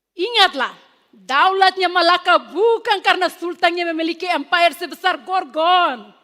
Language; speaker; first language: Malay; non-native, fluent; Tetum